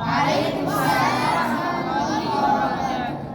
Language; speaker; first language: Arabic; non-native, learner; Bangla